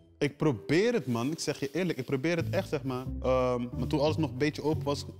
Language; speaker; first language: Dutch; early bilingual, other home language; Portuguese